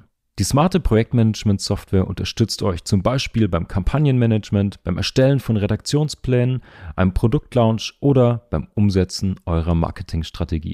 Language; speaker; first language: German; native; German